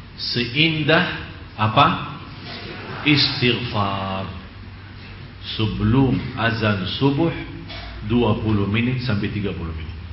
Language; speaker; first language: Indonesian; non-native, fluent; Arabic